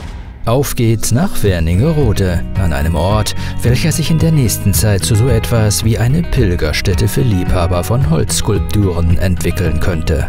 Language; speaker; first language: German; native; German